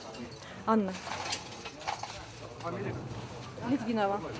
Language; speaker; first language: Russian; native; Russian